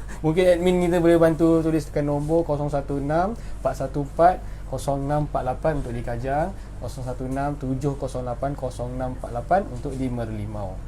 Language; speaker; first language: Malay; native; Malay